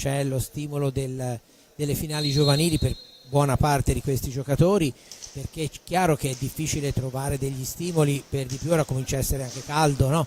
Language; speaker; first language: Italian; native; Italian